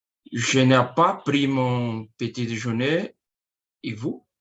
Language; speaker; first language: French; non-native, learner; Portuguese